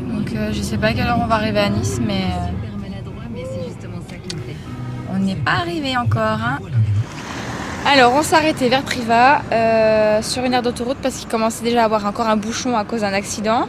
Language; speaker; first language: French; native; French